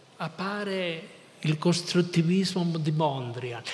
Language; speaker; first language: Italian; non-native, fluent; Spanish